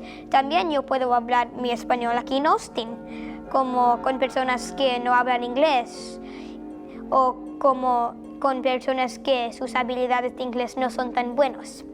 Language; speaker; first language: Spanish; non-native, fluent; English